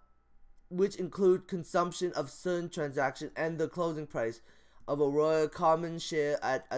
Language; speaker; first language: English; native; English